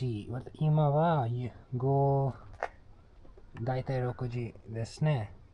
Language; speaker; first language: Japanese; non-native, learner; English